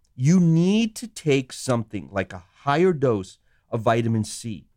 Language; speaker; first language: English; non-native, local second language; Sinhala